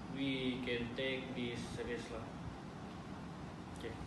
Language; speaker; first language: English; non-native, learner; Malay